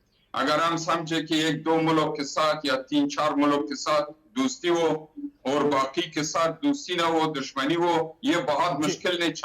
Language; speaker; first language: Hindi; non-native, learner; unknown